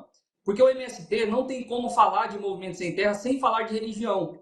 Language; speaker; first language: Portuguese; native; Portuguese